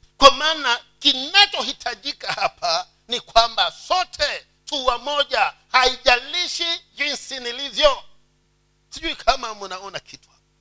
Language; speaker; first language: Swahili; native; Swahili